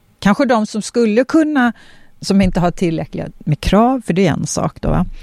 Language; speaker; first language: Swedish; early bilingual, other home language; Polish